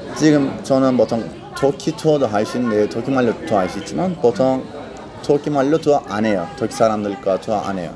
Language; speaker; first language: Korean; non-native, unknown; Turkish